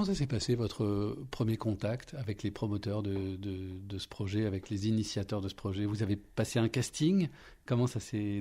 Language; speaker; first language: French; native; French